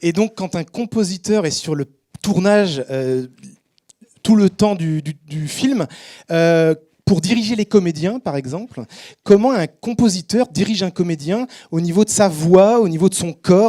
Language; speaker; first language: French; native; French